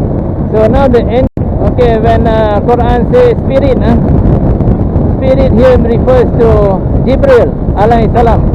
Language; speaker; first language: English; non-native, local second language; Malay